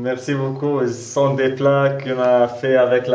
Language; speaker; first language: French; non-native, local second language; Arabic